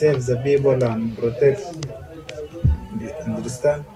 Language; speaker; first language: English; non-native, learner; Arabic